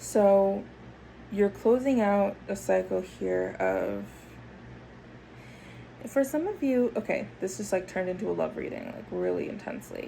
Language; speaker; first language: English; native; English